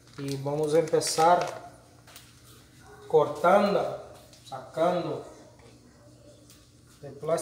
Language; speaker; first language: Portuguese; non-native, learner; Spanish